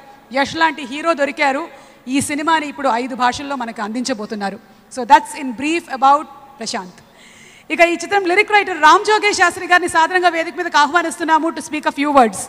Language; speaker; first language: Telugu; native; Telugu